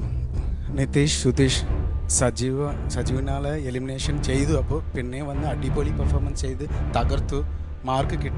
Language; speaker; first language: Malayalam; non-native, learner; Tamil